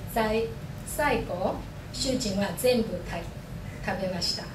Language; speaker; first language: Japanese; non-native, learner; Chinese